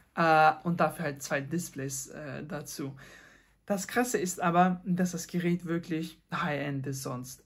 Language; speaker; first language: German; non-native, fluent; Persian